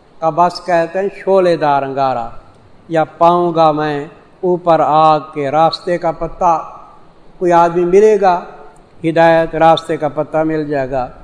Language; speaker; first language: Urdu; non-native, local second language; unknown